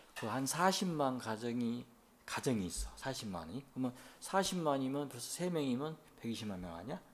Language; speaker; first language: Korean; native; Korean